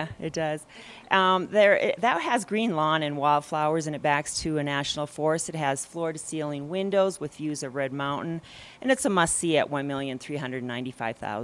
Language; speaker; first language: English; native; English